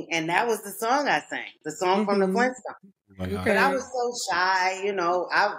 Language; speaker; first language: English; native; English